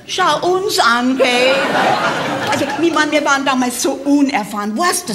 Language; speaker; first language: German; native; German